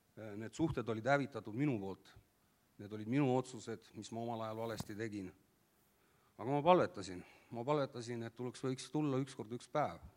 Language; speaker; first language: Estonian; native; Estonian